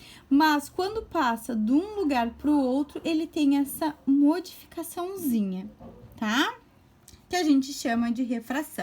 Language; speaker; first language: Portuguese; native; Portuguese